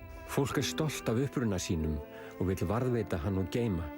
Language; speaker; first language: Icelandic; native; Icelandic